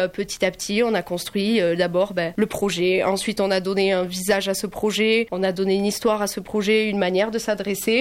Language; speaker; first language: French; native; French